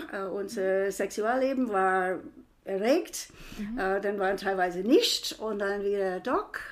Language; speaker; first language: German; non-native, fluent; English